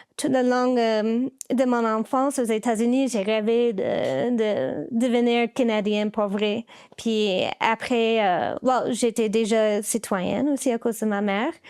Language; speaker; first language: French; non-native, fluent; English